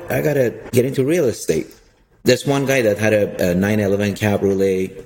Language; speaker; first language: English; early bilingual, other home language; Persian